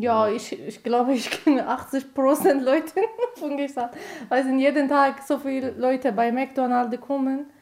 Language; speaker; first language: German; non-native, learner; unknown